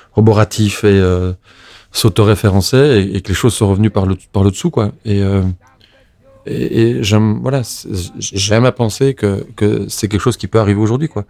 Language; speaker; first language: French; native; French